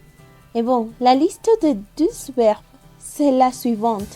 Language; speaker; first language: French; non-native, learner; Spanish